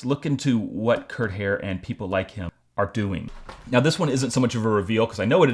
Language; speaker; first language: English; native; English